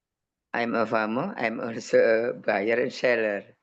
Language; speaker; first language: English; non-native, learner; Indonesian